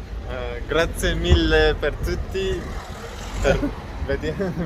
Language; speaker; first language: Italian; non-native, learner; Persian